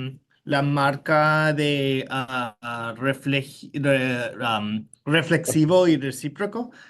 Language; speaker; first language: Spanish; non-native, fluent; English